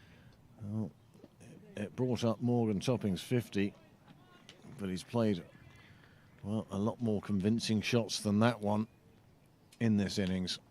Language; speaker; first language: English; native; English